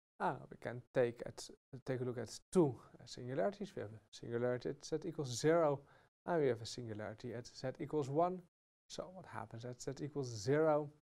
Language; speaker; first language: English; non-native, fluent; Dutch